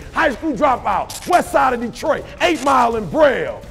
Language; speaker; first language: English; native; English